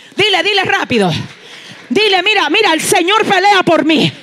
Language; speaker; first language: Spanish; early bilingual, heritage; Spanish